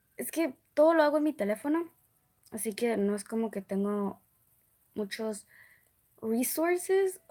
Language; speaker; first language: Spanish; early bilingual, other home language; English